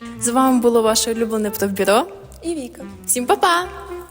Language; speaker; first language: Ukrainian; native; Ukrainian